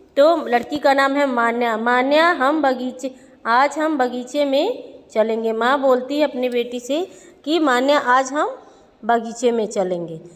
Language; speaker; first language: Hindi; native; Hindi